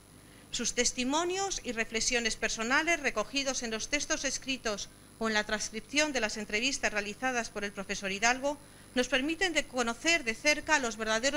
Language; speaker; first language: Spanish; native; Spanish